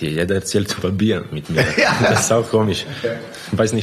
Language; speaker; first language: German; non-native, fluent; Croatian